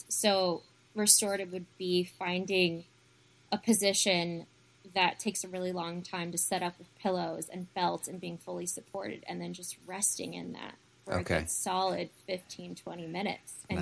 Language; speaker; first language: English; native; English